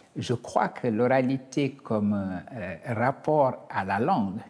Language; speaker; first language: French; non-native, local second language; Wolof